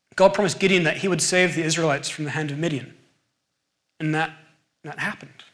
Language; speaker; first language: English; native; English